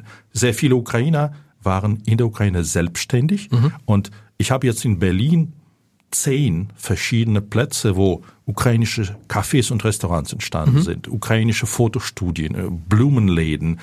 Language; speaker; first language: German; non-native, fluent; Ukrainian